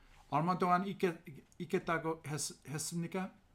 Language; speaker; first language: Korean; non-native, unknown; English